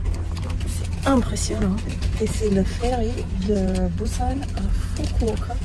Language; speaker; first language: French; non-native, learner; Croatian